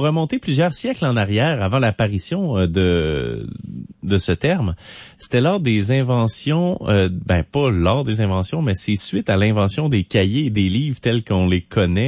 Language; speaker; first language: French; native; French